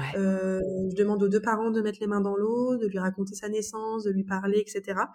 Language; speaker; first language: French; native; French